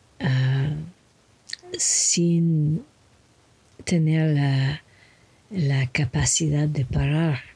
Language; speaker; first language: Spanish; non-native, learner; English